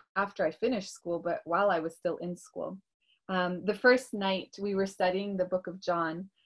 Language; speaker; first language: English; native; English